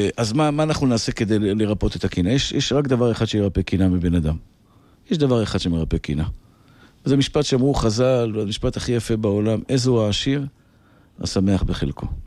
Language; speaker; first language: Hebrew; native; Hebrew